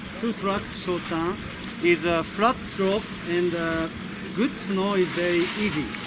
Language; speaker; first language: English; non-native, learner; Japanese